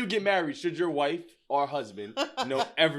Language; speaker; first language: English; native; English